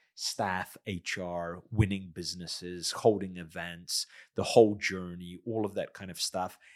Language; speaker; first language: English; native; English